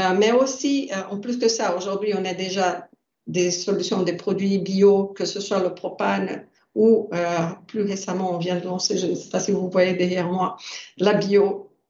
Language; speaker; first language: French; non-native, fluent; Portuguese